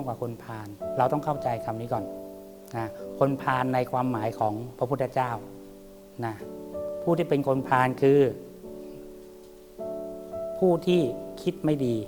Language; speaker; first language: Thai; native; Thai